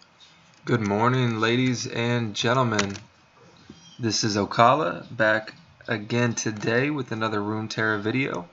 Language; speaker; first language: English; native; English